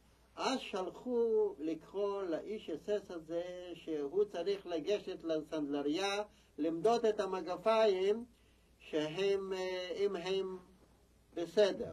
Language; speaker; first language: Hebrew; non-native, fluent; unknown